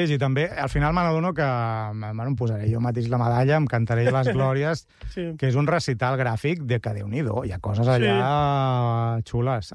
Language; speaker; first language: Catalan; native; Catalan